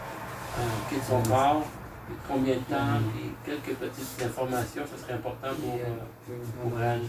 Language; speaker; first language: French; native; French